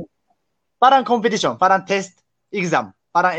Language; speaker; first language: Filipino; non-native, learner; Japanese